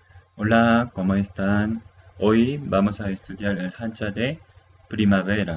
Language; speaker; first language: Spanish; non-native, fluent; Korean